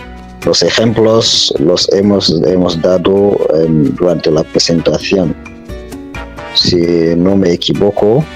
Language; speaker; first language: Spanish; non-native, fluent; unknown